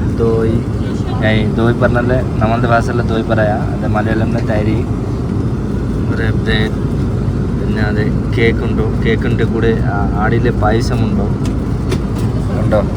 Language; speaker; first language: Malayalam; non-native, learner; Bangla